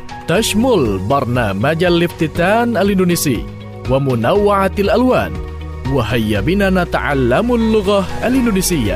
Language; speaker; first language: Arabic; non-native, fluent; Indonesian